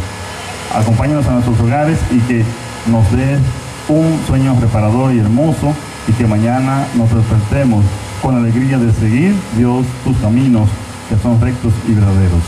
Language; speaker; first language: Spanish; native; Spanish